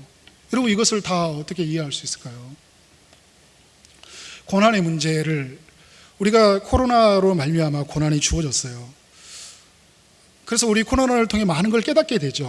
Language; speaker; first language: Korean; native; Korean